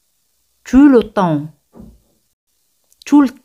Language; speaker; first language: French; non-native, fluent; Spanish